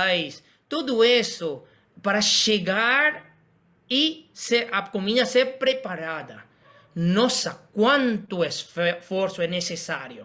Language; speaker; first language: Portuguese; non-native, fluent; Spanish